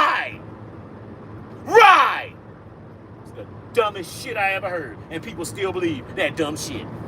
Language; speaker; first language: English; native; English